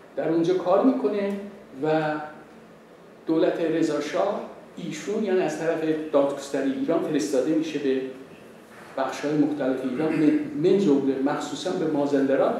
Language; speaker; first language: Persian; non-native, local second language; Azerbaijani